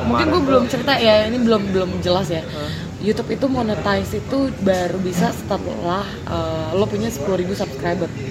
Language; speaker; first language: Indonesian; native; Indonesian